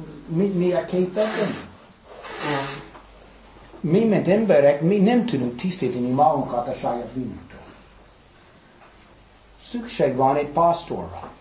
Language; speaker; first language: Hungarian; early bilingual, heritage; English